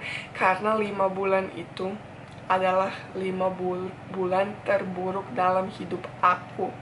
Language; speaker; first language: Indonesian; non-native, fluent; Bosnian